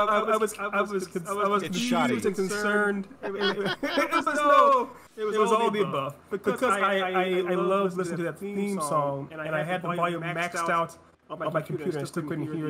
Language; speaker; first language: English; native; English